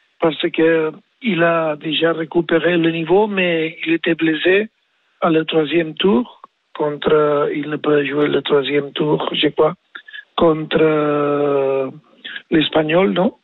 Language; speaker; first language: French; non-native, learner; Spanish